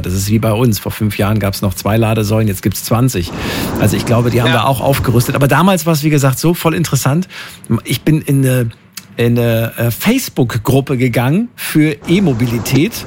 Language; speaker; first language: German; native; German